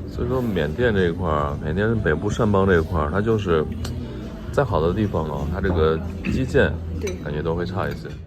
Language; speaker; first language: Chinese; native; Chinese